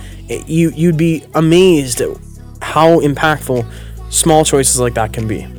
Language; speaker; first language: English; native; English